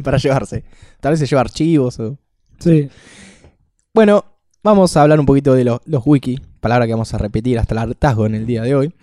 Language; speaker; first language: Spanish; native; Spanish